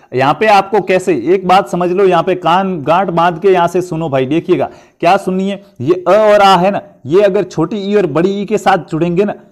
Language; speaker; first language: Hindi; native; Hindi